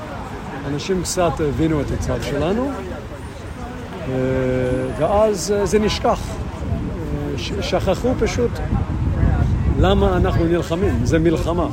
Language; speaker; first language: Hebrew; early bilingual, heritage; English